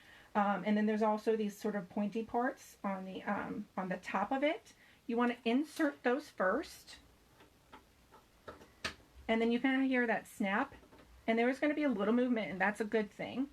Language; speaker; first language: English; native; English